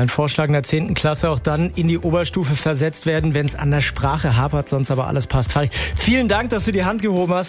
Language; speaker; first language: German; native; German